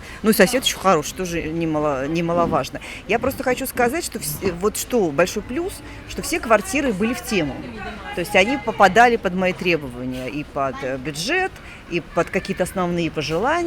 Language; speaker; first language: Russian; native; Russian